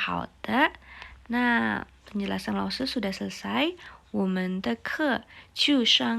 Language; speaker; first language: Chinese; non-native, fluent; Indonesian